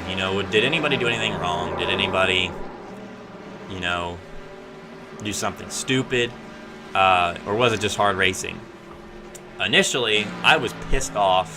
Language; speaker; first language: English; native; English